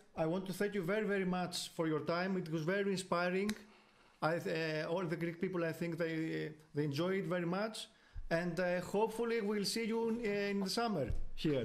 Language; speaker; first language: English; non-native, fluent; Greek